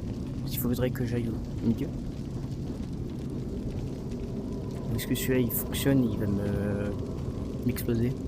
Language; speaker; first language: French; native; French